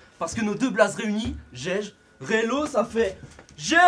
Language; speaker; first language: French; native; French